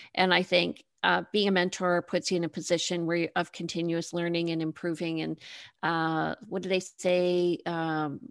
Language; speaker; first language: English; native; English